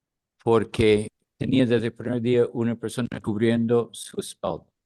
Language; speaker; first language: Spanish; non-native, fluent; English